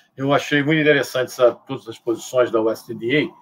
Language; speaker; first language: Portuguese; native; Portuguese